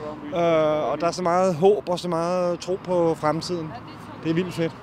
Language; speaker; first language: Danish; native; Danish